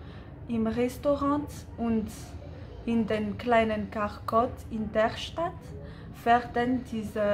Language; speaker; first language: German; non-native, fluent; Malagasy